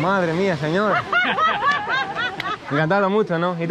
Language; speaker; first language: Spanish; non-native, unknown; Greek